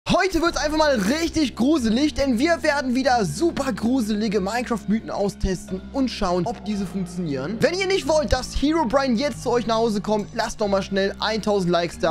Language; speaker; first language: German; native; German